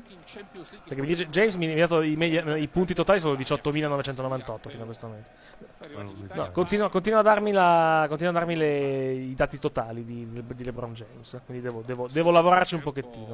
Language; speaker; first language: Italian; native; Italian